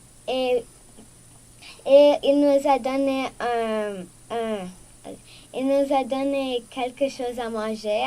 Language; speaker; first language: French; non-native, local second language; English